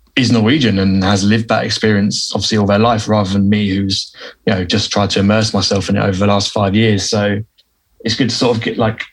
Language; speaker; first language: English; native; English